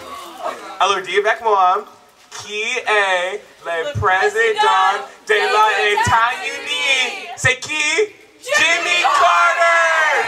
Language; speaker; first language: French; non-native, learner; English